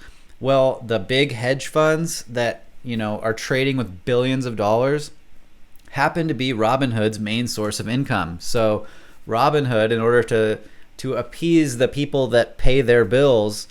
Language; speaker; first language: English; native; English